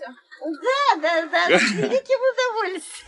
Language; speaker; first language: Russian; native; Russian